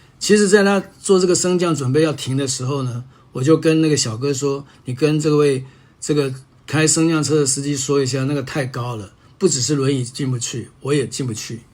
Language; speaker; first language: Chinese; native; Chinese